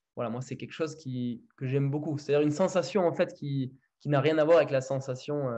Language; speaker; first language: French; native; French